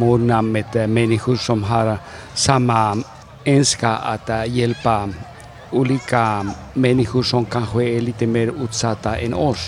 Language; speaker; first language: Swedish; non-native, fluent; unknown